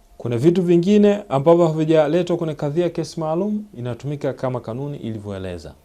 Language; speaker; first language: Swahili; native; Swahili